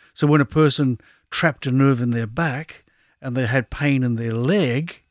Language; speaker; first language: English; native; English